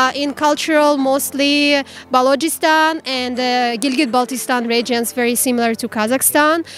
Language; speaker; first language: English; non-native, learner; Kazakh